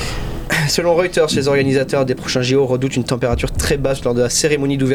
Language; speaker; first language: French; native; French